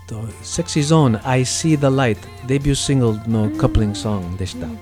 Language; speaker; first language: Japanese; non-native, learner; English